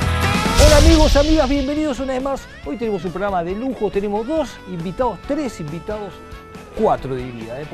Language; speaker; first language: Spanish; native; Spanish